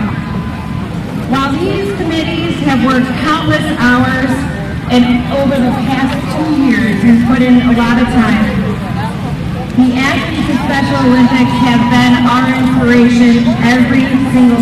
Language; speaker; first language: English; native; English